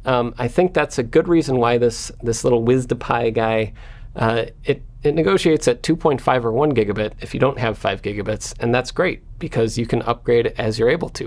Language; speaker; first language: English; native; English